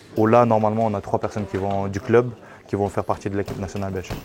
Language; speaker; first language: French; native; French